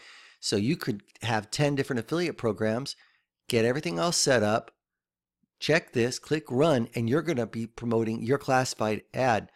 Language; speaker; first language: English; native; English